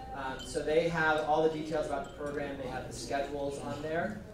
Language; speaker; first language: English; native; English